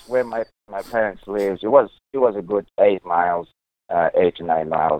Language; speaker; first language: English; non-native, local second language; North Ndebele